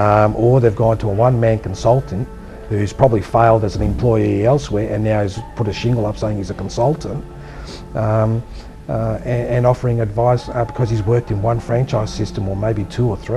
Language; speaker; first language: English; native; English